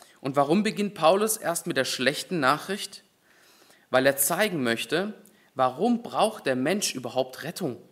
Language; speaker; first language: German; native; German